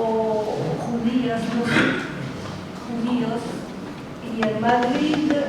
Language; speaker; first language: Spanish; non-native, learner; French